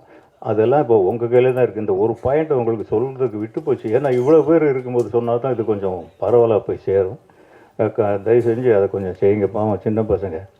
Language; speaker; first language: Tamil; native; Tamil